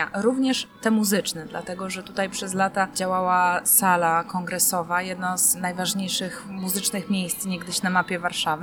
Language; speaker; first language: Polish; native; Polish